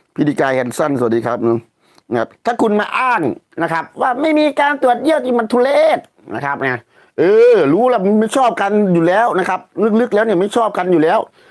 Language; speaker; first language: Thai; native; Thai